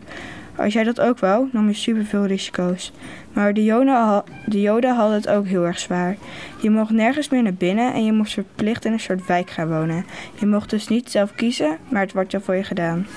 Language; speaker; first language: Dutch; native; Dutch